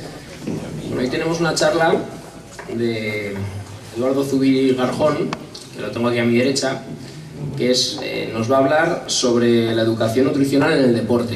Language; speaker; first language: Spanish; native; Spanish